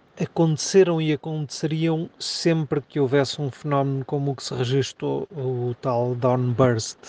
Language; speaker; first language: Portuguese; native; Portuguese